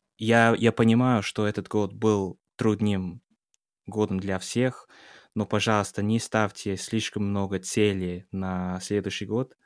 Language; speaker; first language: Russian; non-native, fluent; English